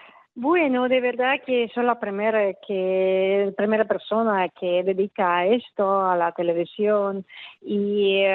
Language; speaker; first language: Spanish; non-native, fluent; Russian